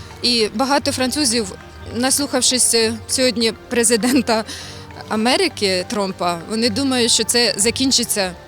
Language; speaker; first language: Ukrainian; non-native, local second language; Russian